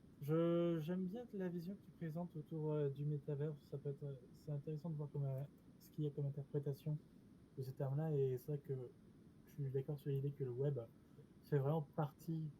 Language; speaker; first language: French; native; French